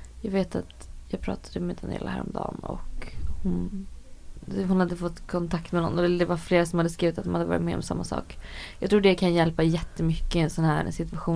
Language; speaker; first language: Swedish; native; Swedish